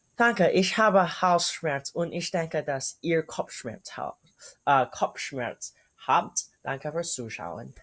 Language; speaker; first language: German; non-native, learner; English